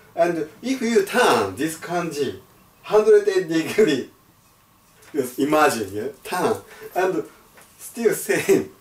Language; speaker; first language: English; non-native, fluent; Japanese